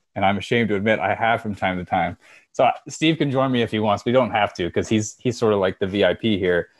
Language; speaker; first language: English; native; English